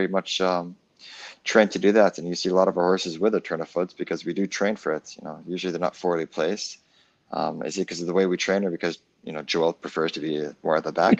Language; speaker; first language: English; native; English